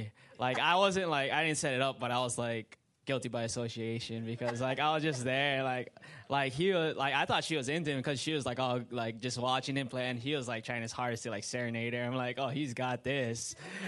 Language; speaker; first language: English; native; English